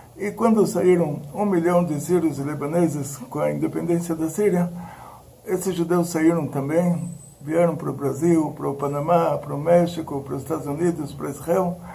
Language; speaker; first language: Portuguese; early bilingual, other home language; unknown